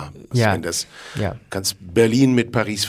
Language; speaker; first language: German; native; German